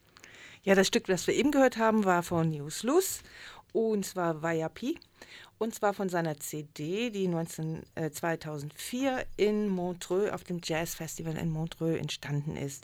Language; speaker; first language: German; native; German